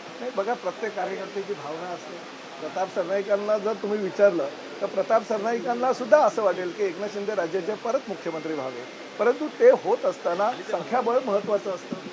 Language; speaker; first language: Marathi; native; Marathi